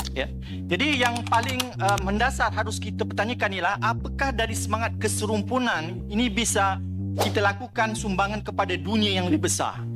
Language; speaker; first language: Malay; native; Malay